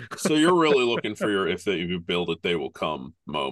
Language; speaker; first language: English; native; English